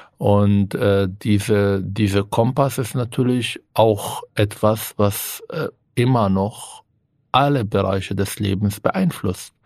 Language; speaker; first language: German; non-native, fluent; Arabic